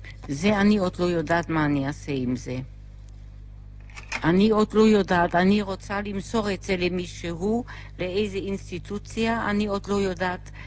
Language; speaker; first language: Hebrew; non-native, fluent; German